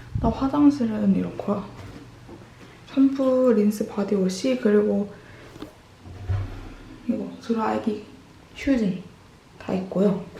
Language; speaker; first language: Korean; native; Korean